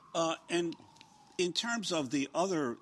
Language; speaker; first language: English; native; English